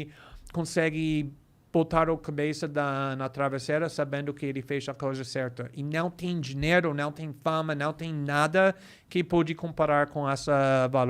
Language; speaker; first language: Portuguese; non-native, fluent; English